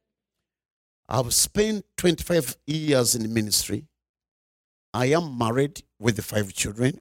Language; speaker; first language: English; non-native, local second language; Ganda